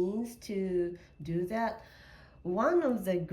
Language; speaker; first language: English; non-native, learner; Japanese